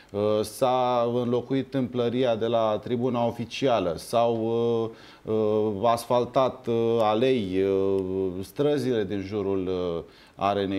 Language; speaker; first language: Romanian; native; Romanian